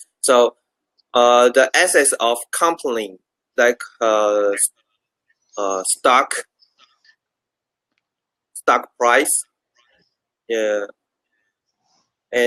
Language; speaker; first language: English; non-native, learner; Chinese